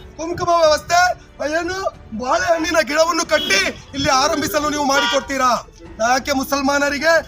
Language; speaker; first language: Kannada; non-native, local second language; Urdu